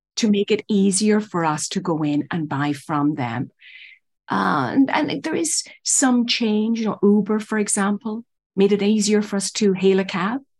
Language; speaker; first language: English; native; English